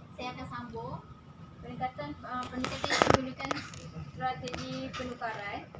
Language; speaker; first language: Malay; native; Malay